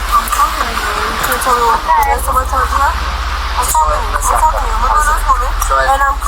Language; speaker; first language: English; native; English